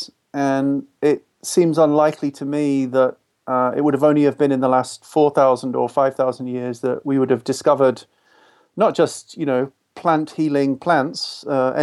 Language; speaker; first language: English; native; English